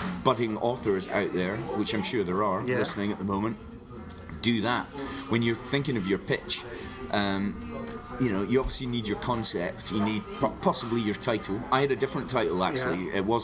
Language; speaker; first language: English; native; English